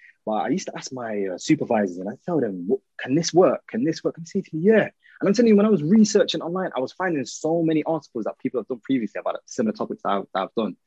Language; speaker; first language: English; early bilingual, other home language; Arabic